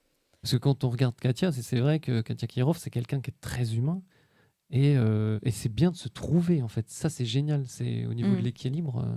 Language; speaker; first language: French; native; French